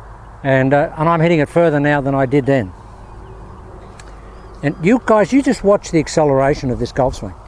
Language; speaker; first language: English; native; English